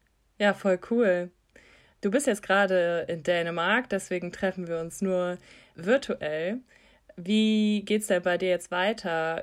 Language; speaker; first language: German; native; German